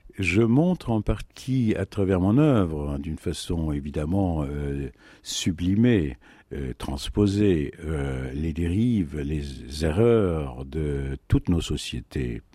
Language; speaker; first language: French; non-native, fluent; German